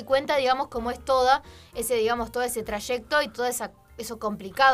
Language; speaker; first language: Spanish; native; Spanish